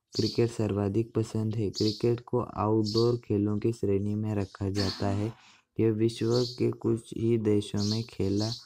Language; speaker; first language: Hindi; non-native, local second language; Marathi